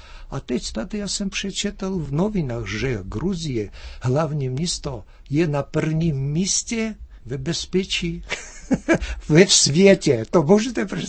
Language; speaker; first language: Czech; early bilingual, heritage; Czech